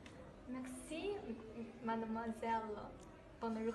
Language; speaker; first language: French; non-native, learner; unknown